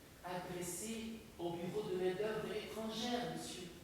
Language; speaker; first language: French; non-native, local second language; Arabic